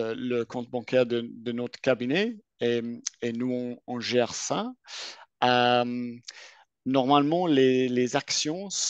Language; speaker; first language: French; non-native, fluent; English